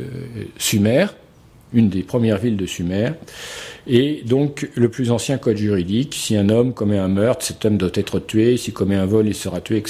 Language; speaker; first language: French; native; French